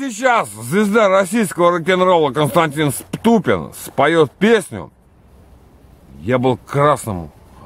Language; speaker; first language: Russian; native; Russian